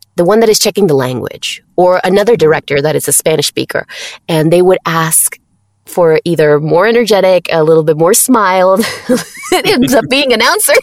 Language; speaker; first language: English; non-native, fluent; Spanish